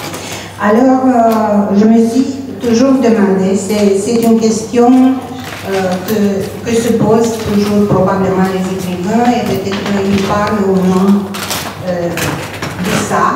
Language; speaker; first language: French; non-native, fluent; Romanian